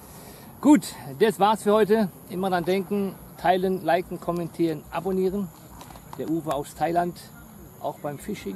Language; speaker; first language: German; native; German